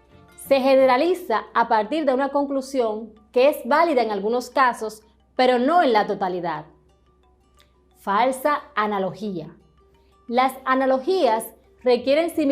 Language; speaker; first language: Spanish; native; Spanish